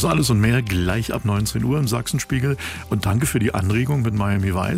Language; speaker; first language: German; native; German